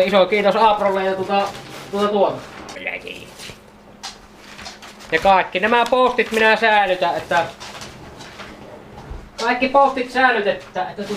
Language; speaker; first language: Finnish; native; Finnish